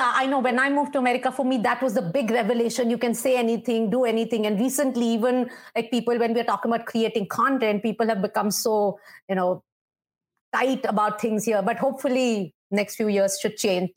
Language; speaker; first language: English; non-native, local second language; Hindi